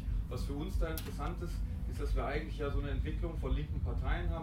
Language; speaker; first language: German; native; German